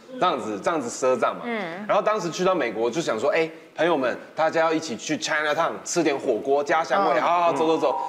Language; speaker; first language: Chinese; native; Chinese